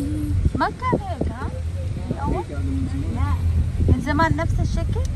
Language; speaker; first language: Arabic; non-native, fluent; Urdu